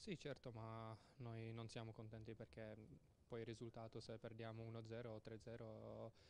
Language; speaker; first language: Italian; non-native, learner; Czech